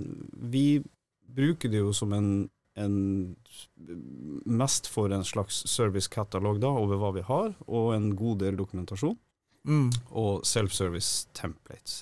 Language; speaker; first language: Norwegian; native; Norwegian